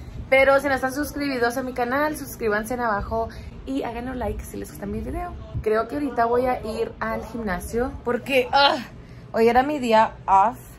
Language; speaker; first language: Spanish; early bilingual, heritage; Spanish